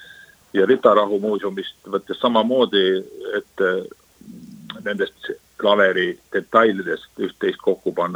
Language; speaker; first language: Estonian; native; Estonian